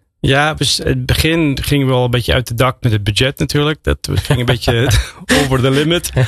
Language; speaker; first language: Dutch; non-native, fluent; English